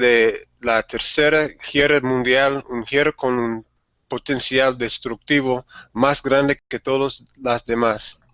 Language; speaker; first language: Spanish; non-native, learner; English